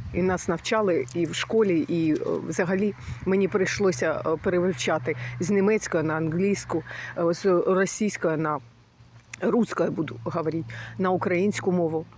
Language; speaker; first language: Ukrainian; early bilingual, other home language; Russian